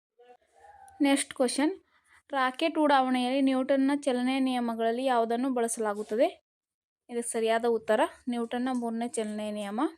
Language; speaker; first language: Kannada; native; Kannada